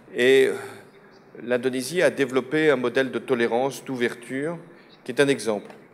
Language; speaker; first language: French; native; French